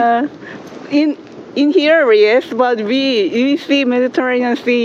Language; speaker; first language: English; non-native, learner; Korean